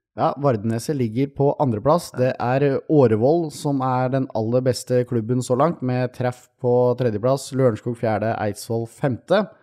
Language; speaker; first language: Norwegian; native; Norwegian